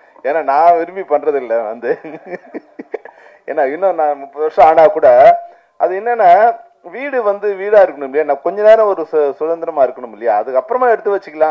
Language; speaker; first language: Tamil; native; Tamil